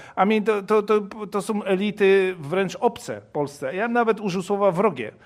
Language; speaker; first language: Polish; early bilingual, heritage; Polish